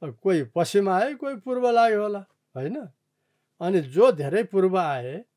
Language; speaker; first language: Nepali; non-native, local second language; Eastern Tamang